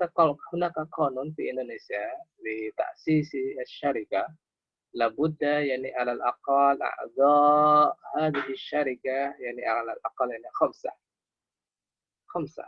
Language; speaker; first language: Arabic; non-native, fluent; Indonesian